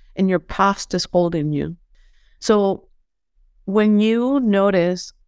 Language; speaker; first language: English; non-native, fluent; Spanish